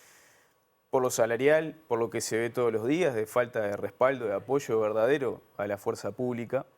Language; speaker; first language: Spanish; native; Spanish